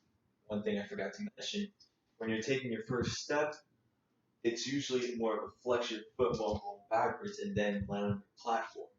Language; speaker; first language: English; native; English